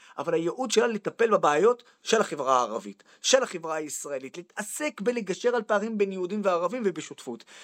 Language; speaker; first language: Hebrew; non-native, local second language; Arabic